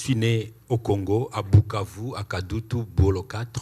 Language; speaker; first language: French; non-native, local second language; Swahili